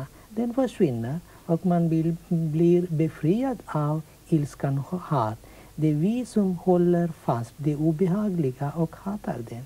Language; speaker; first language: Swedish; non-native, fluent; Sinhala